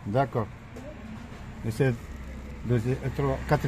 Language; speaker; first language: French; non-native, learner; Russian